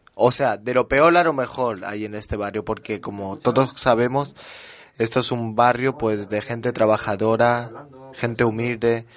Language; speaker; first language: Spanish; early bilingual, heritage; French